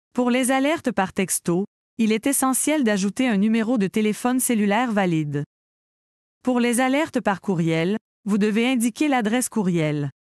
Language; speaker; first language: French; native; French